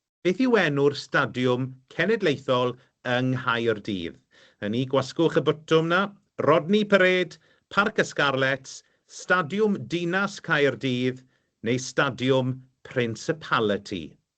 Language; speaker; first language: Welsh; native; Welsh